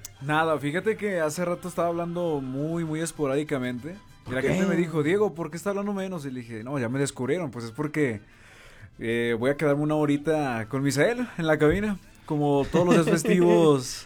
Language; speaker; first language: Spanish; native; Spanish